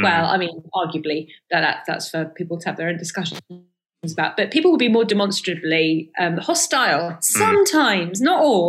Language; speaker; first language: English; early bilingual, other home language; Persian